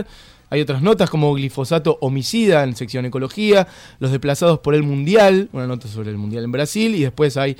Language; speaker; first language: Spanish; native; Spanish